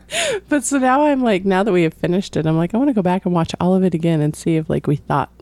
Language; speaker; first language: English; native; English